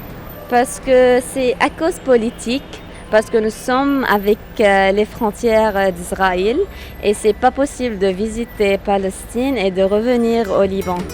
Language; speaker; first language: French; non-native, local second language; Arabic